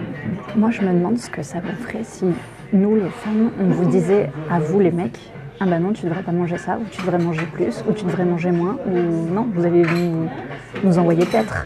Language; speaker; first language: French; native; French